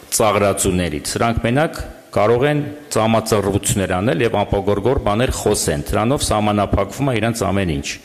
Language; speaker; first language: Armenian; native; Armenian